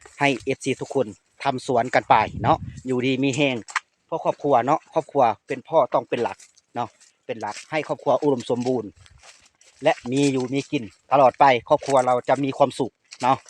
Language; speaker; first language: Thai; non-native, local second language; Lao